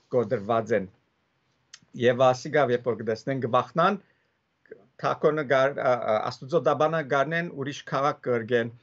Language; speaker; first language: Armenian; early bilingual, heritage; Armenian